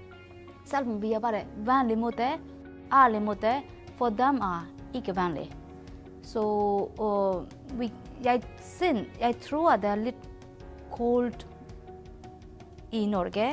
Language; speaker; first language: Norwegian; non-native, learner; Burmese